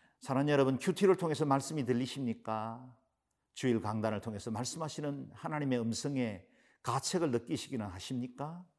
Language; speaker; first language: Korean; native; Korean